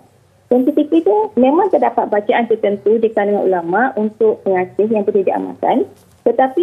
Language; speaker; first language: Malay; native; Malay